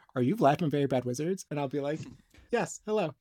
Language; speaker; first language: English; early bilingual, other home language; Romanian